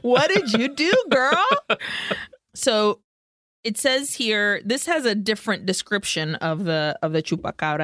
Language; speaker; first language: English; early bilingual, other home language; Spanish